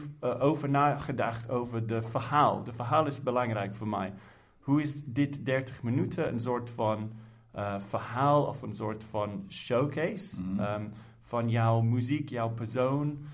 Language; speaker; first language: Dutch; non-native, fluent; English